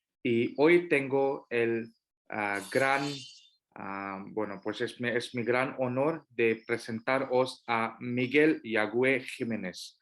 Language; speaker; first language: Spanish; non-native, fluent; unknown